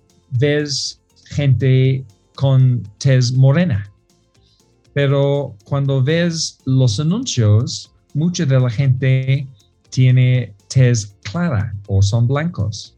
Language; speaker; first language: Spanish; non-native, fluent; English